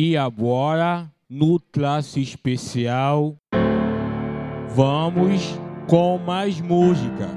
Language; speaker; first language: Portuguese; native; Portuguese